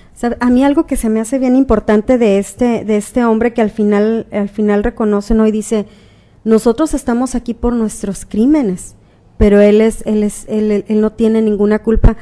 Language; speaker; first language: Spanish; native; Spanish